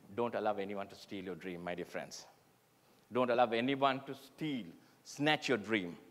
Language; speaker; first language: English; non-native, local second language; Sinhala